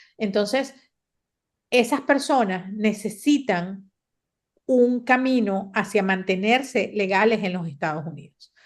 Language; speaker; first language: Spanish; native; Spanish